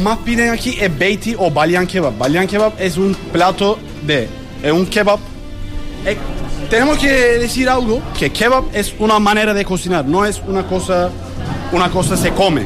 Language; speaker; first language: Spanish; non-native, learner; Turkish